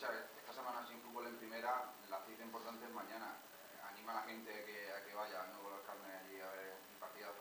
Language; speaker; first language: Spanish; native; Spanish